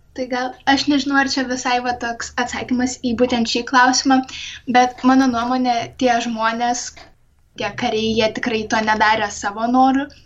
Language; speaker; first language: Lithuanian; native; Lithuanian